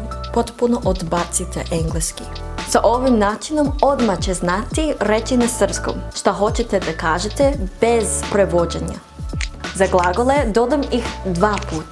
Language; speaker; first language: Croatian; non-native, fluent; English